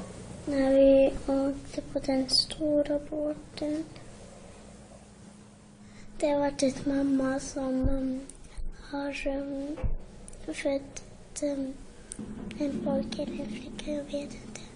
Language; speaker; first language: Swedish; early bilingual, other home language; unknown